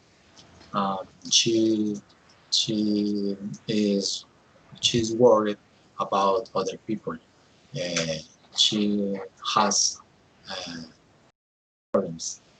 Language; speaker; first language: English; non-native, learner; Spanish